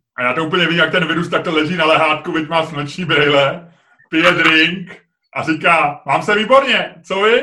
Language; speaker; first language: Czech; native; Czech